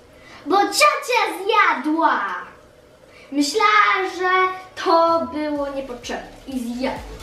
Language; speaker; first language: Polish; early bilingual, heritage; Polish